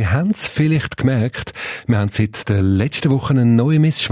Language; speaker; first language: German; native; German